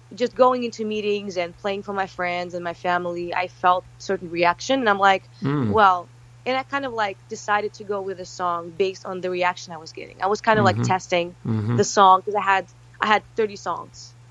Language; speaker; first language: English; early bilingual, other home language; Russian